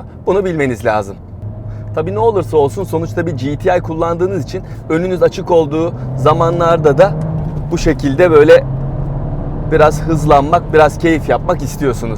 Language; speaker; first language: Turkish; native; Turkish